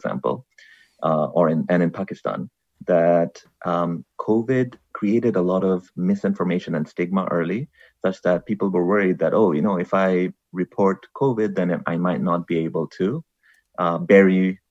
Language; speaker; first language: English; non-native, local second language; Bangla